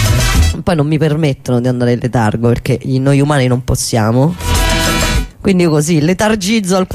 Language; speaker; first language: Italian; native; Italian